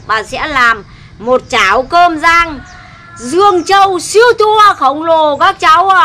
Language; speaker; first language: Vietnamese; native; Vietnamese